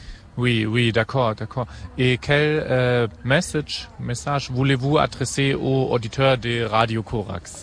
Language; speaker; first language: French; non-native, fluent; German